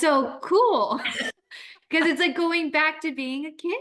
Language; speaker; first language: English; native; English